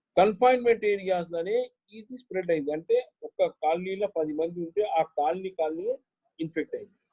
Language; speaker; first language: Telugu; non-native, local second language; Hindi